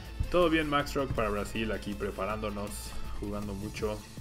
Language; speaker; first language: Spanish; native; Spanish